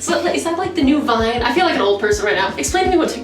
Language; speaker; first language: English; native; English